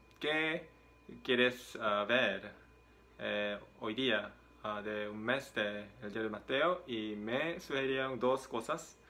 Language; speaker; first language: Spanish; non-native, learner; Korean